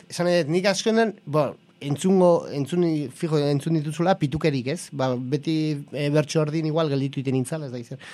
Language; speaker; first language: Basque; non-native, local second language; Spanish